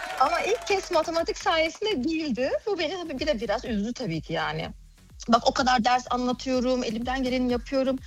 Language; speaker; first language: Turkish; early bilingual, heritage; Turkish